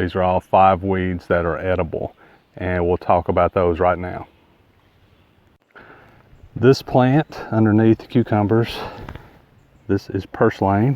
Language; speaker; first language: English; native; English